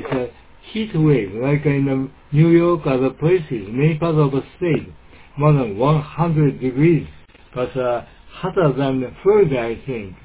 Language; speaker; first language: English; non-native, learner; Japanese